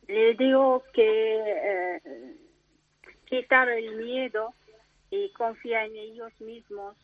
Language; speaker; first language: Spanish; non-native, learner; Arabic